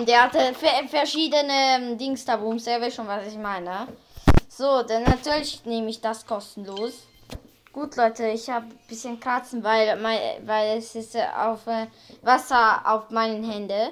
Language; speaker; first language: German; early bilingual, other home language; Hungarian